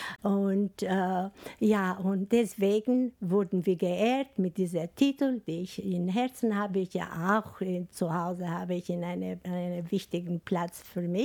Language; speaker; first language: German; non-native, fluent; Albanian